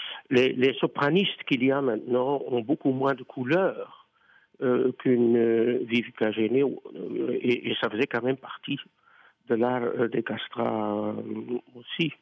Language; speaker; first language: French; non-native, fluent; Dutch